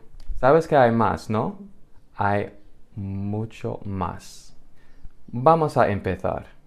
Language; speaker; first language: Spanish; non-native, fluent; English